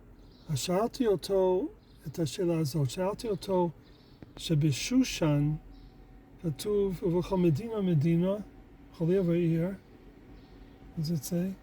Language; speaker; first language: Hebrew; non-native, fluent; English